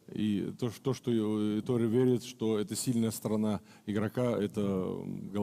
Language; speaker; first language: Russian; native; Russian